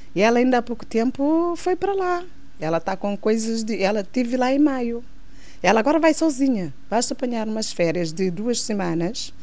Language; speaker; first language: Portuguese; non-native, local second language; Kabuverdianu